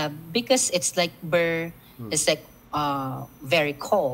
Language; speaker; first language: English; non-native, local second language; Filipino